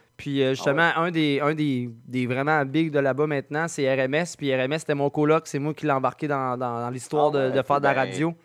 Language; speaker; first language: French; native; French